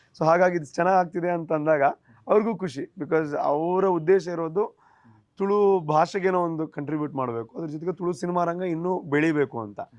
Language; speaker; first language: Kannada; non-native, local second language; Tulu